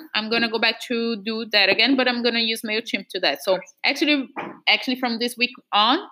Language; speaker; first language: English; non-native, fluent; Portuguese